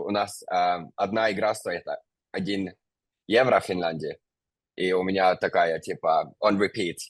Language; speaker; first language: Russian; non-native, fluent; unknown